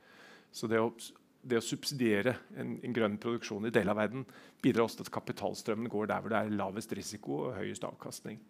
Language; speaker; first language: Norwegian; native; Norwegian